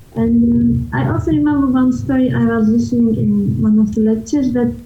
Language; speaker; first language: English; non-native, fluent; Turkish